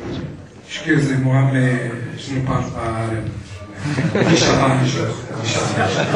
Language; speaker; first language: French; non-native, fluent; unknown